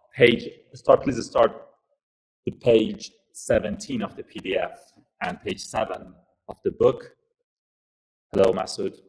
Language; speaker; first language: English; non-native, fluent; Persian